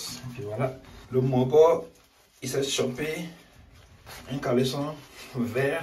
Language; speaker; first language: French; non-native, local second language; Ewe